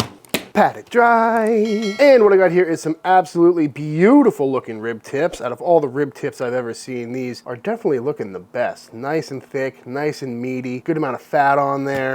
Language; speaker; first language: English; native; English